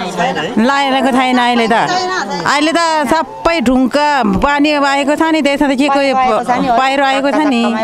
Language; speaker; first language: Nepali; non-native, local second language; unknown